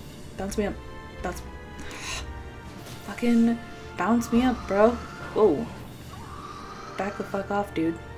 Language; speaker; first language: English; native; English